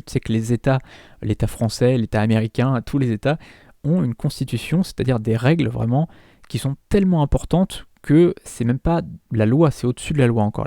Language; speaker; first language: French; native; French